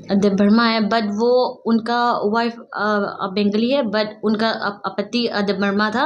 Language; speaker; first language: Hindi; non-native, local second language; Kok Borok